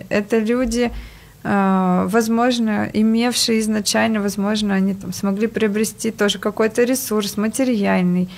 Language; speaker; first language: Russian; native; Russian